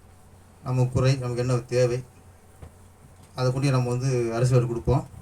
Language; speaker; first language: Tamil; native; Tamil